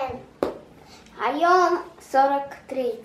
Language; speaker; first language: Hebrew; non-native, learner; Russian